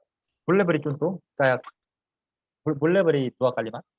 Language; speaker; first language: Indonesian; non-native, fluent; Korean